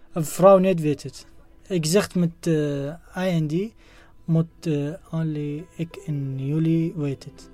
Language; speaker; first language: Dutch; non-native, learner; Arabic